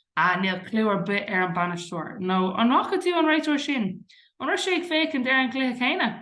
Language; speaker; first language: Irish; non-native, local second language; English